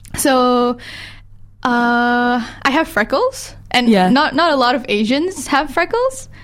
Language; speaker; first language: English; early bilingual, other home language; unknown